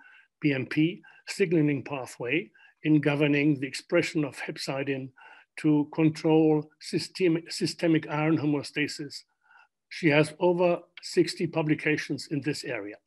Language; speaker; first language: English; non-native, fluent; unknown